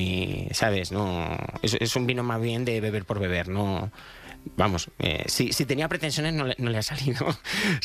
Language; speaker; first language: Spanish; native; Spanish